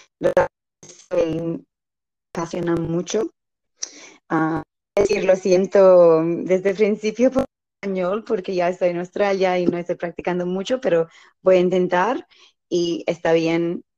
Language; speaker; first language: Spanish; non-native, learner; English